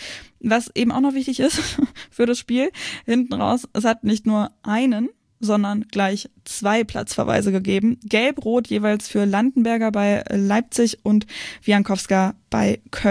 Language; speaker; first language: German; native; German